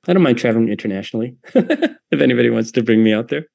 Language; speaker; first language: English; native; English